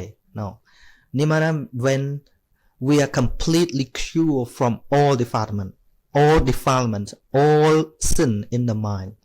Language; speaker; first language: English; non-native, fluent; Khmer